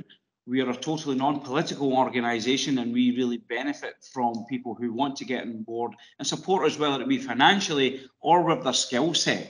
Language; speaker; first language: English; native; English